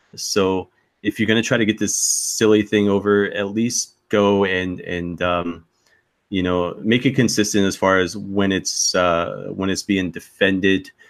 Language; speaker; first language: English; native; English